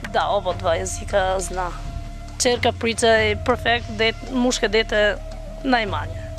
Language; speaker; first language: Serbian; non-native, learner; Albanian